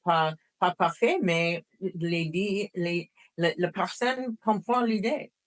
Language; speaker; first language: French; non-native, fluent; English